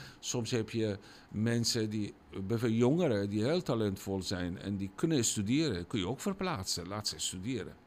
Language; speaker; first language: Dutch; non-native, fluent; Persian